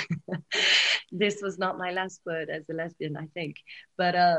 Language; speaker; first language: English; non-native, fluent; French